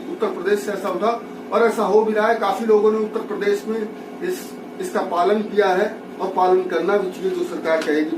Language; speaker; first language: Hindi; native; Hindi